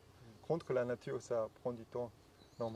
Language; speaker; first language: French; non-native, fluent; German